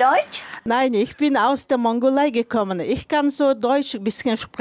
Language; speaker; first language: German; non-native, fluent; Mongolian